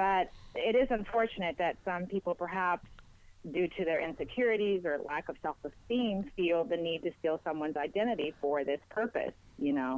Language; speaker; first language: English; non-native, fluent; Spanish